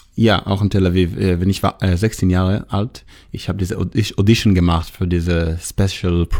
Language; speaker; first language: German; non-native, learner; Hebrew